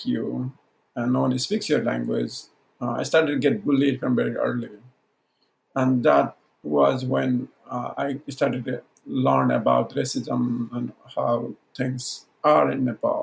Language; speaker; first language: English; non-native, local second language; Maithili